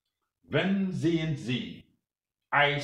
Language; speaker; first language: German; non-native, learner; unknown